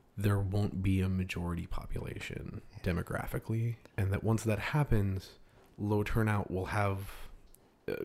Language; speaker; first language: English; early bilingual, other home language; Italian